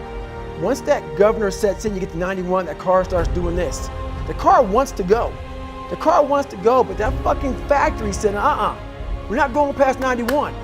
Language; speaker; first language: English; native; English